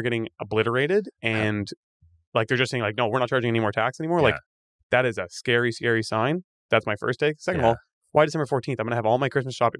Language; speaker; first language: English; native; English